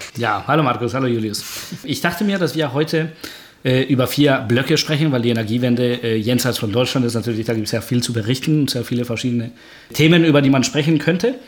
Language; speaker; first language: German; non-native, fluent; Spanish